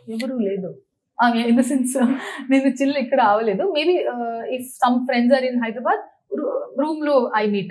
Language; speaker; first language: Telugu; non-native, learner; Kannada